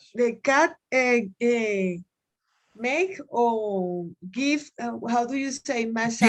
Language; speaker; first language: English; non-native, learner; Spanish